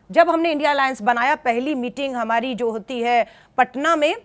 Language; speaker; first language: Hindi; native; Hindi